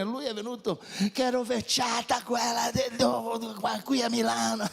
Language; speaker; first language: Italian; non-native, fluent; Portuguese